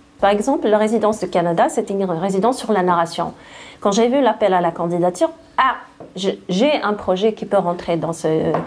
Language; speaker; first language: French; non-native, local second language; Arabic